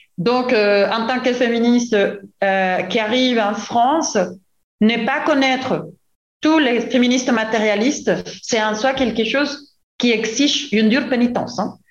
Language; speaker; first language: French; non-native, fluent; Spanish